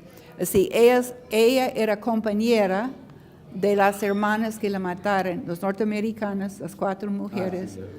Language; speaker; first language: Spanish; non-native, learner; English